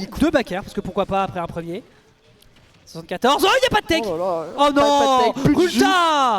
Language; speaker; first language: French; native; French